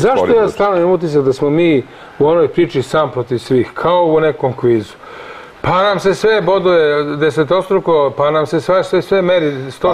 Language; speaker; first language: Croatian; native; Croatian